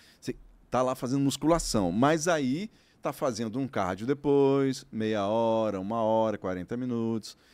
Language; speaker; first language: Portuguese; native; Portuguese